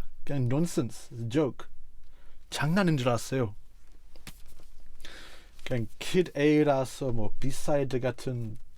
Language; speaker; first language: Korean; non-native, fluent; English